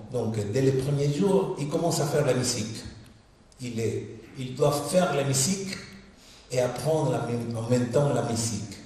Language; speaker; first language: French; non-native, fluent; Spanish